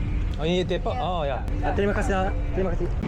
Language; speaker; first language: Indonesian; non-native, learner; Korean